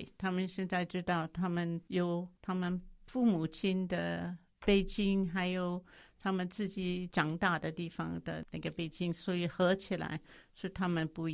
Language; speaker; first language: Chinese; non-native, fluent; English